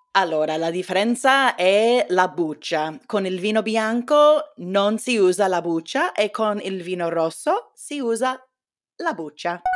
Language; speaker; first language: Italian; non-native, learner; English